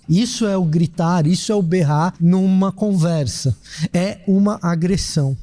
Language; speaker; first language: Portuguese; native; Portuguese